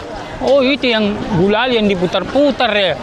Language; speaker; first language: Indonesian; native; Indonesian